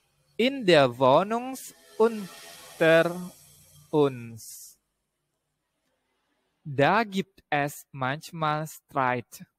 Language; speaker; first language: German; non-native, learner; Indonesian